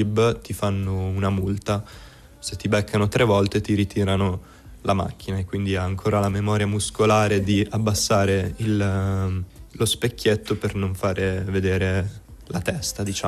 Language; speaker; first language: Italian; native; Italian